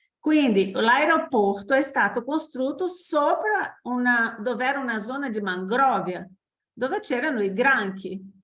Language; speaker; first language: Italian; non-native, fluent; Portuguese